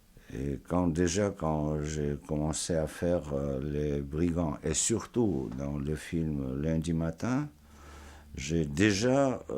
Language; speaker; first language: French; non-native, fluent; Georgian